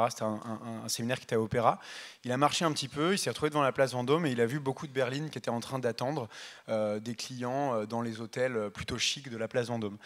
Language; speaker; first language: French; native; French